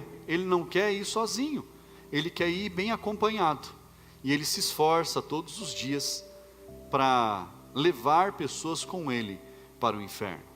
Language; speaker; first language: Portuguese; native; Portuguese